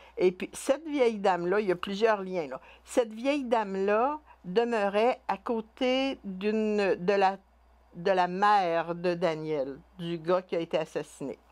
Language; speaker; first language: French; native; French